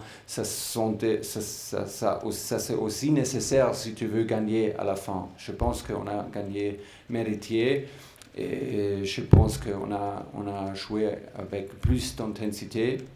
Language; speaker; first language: French; non-native, fluent; German